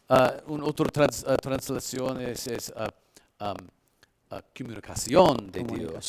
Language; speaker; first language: Spanish; non-native, learner; English